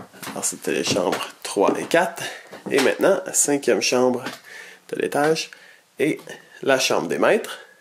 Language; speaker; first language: French; native; French